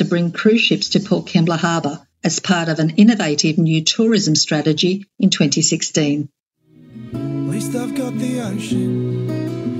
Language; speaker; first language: English; native; English